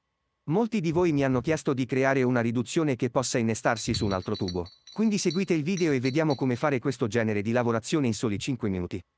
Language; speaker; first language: Italian; native; Italian